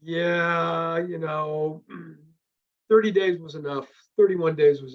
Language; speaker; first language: English; native; English